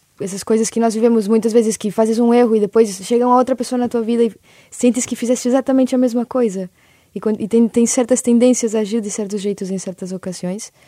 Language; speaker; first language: Portuguese; early bilingual, other home language; Spanish